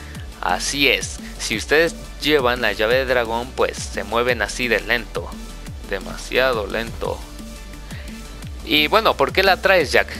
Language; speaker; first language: Spanish; native; Spanish